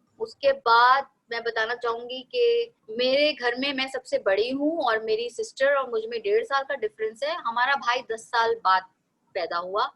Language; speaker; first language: Hindi; native; Hindi